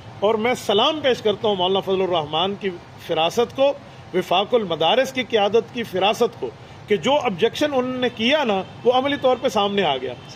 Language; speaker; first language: Urdu; non-native, local second language; Saraiki